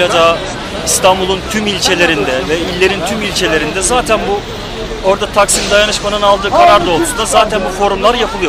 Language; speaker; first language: Turkish; native; Turkish